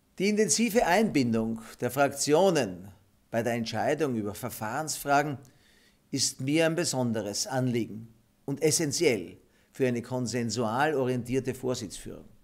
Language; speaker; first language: German; native; German